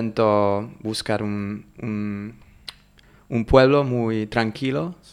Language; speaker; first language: Spanish; non-native, fluent; Hungarian